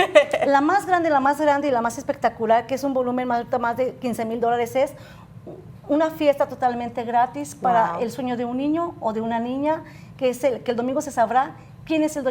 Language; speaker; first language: Spanish; native; Spanish